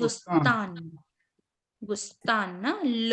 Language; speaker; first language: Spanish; non-native, fluent; Hindi